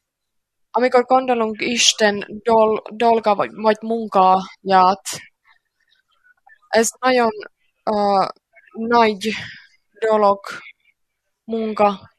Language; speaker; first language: Hungarian; non-native, learner; Finnish